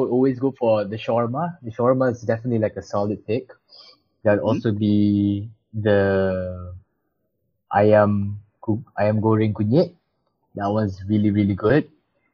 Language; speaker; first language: English; non-native, local second language; Malay